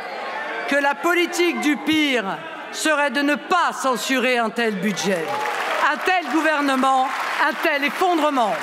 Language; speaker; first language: French; native; French